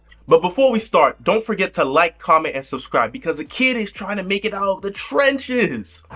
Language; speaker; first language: English; native; English